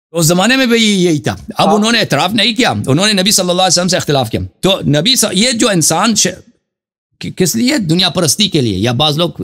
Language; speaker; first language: Urdu; non-native, fluent; Persian